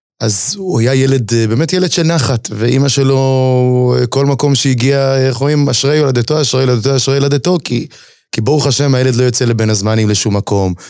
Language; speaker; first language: Hebrew; native; Hebrew